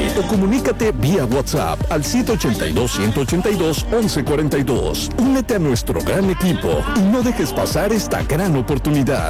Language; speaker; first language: Spanish; native; Spanish